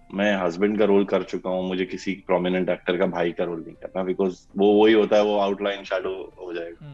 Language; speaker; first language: Hindi; native; Hindi